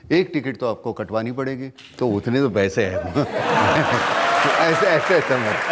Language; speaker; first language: Hindi; non-native, local second language; Marathi